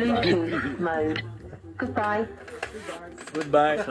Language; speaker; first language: English; non-native, learner; French